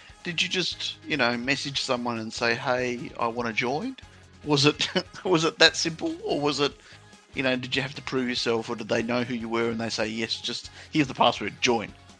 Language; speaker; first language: English; early bilingual, other home language; Italian